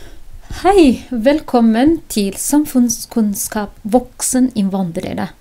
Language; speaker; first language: Norwegian; non-native, learner; Somali